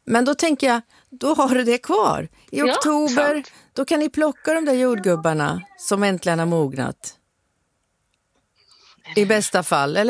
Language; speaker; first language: Swedish; native; Swedish